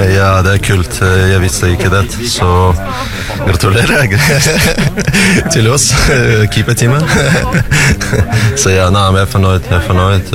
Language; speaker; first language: Norwegian; non-native, learner; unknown